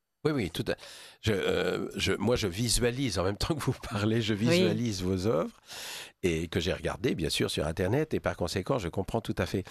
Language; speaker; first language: French; native; French